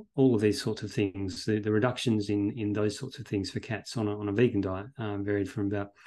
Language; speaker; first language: English; native; English